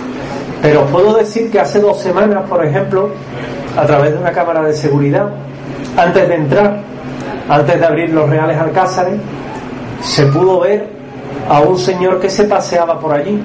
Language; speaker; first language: Spanish; native; Spanish